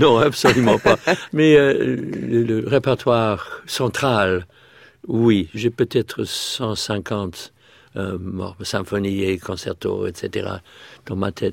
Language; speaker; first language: French; non-native, fluent; English